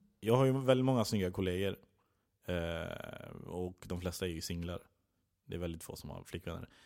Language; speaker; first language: Swedish; native; Swedish